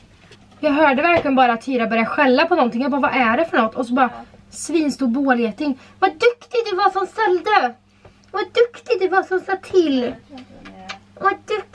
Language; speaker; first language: Swedish; native; Swedish